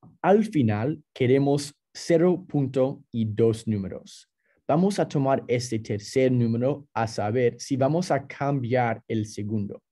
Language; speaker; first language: Spanish; non-native, fluent; English